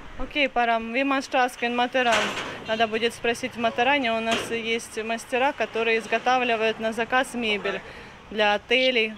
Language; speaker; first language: Russian; native; Russian